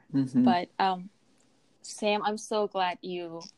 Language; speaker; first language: English; non-native, fluent; Mongolian